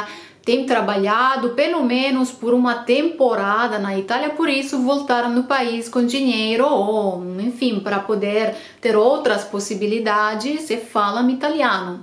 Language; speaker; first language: Portuguese; non-native, fluent; Romanian